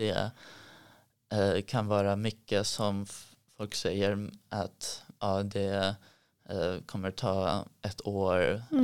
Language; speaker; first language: Swedish; early bilingual, heritage; Swedish